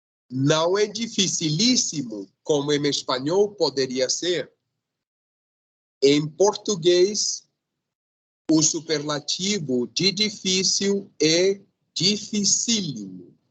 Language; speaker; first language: Portuguese; non-native, fluent; Spanish